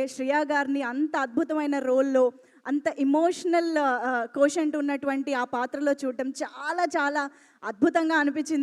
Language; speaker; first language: Telugu; native; Telugu